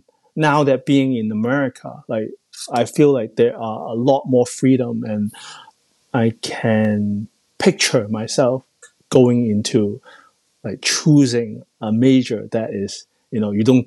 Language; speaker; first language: English; non-native, local second language; Cantonese